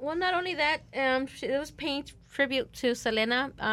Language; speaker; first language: English; early bilingual, other home language; Spanish